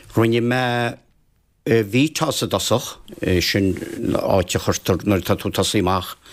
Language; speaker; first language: Irish; native; Irish